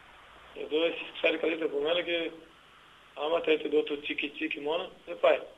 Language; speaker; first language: Greek; non-native, learner; Portuguese